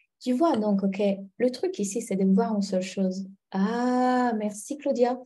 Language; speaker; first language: French; non-native, fluent; Italian